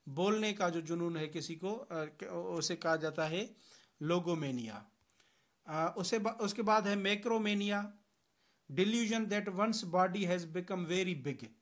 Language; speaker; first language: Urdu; non-native, local second language; Sindhi